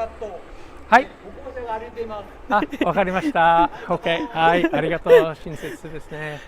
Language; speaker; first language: Japanese; non-native, learner; English